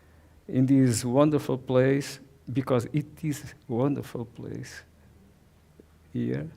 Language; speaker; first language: English; non-native, learner; Portuguese